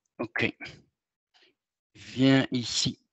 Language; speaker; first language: French; non-native, local second language; Arabic